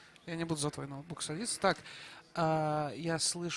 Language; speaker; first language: Russian; native; Russian